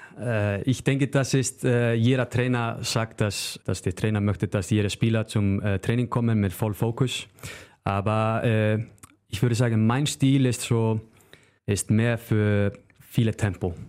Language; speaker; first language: German; non-native, learner; Icelandic